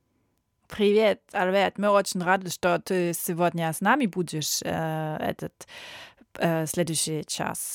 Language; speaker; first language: Russian; non-native, learner; German